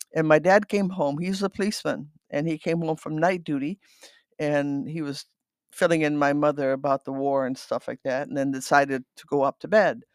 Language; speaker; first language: English; non-native, fluent; Dutch